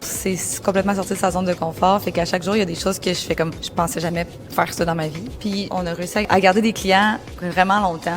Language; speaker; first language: French; native; French